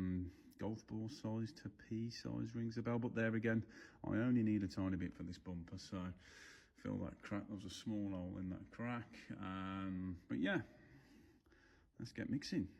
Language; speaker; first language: English; native; English